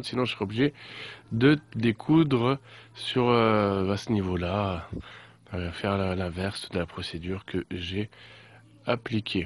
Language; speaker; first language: French; native; French